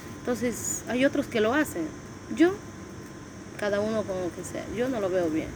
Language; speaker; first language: Spanish; native; Spanish